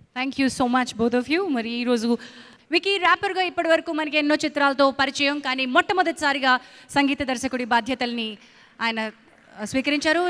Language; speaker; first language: Telugu; native; Telugu